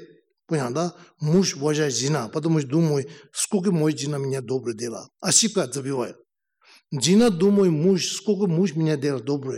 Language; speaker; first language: Russian; non-native, learner; Tibetan